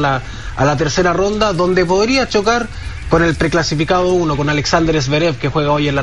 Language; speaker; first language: Spanish; native; Spanish